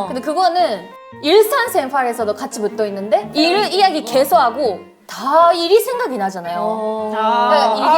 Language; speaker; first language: Korean; non-native, fluent; Japanese